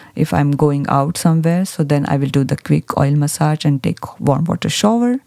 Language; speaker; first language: English; non-native, local second language; Marathi